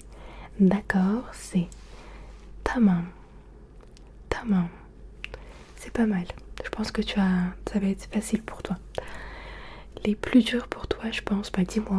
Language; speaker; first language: French; early bilingual, other home language; Turkish